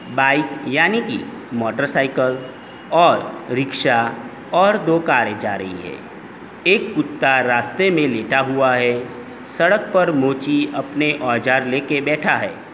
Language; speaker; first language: Hindi; non-native, local second language; Gujarati